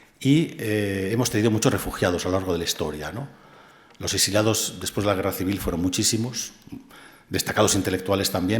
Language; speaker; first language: Spanish; native; Spanish